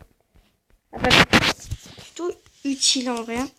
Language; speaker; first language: French; native; French